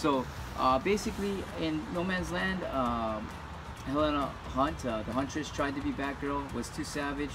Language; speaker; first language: English; native; English